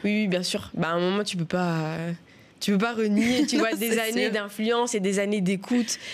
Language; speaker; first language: French; native; French